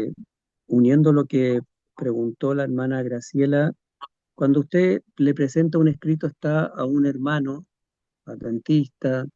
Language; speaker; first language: Spanish; native; Spanish